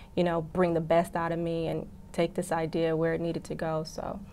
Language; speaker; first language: English; native; English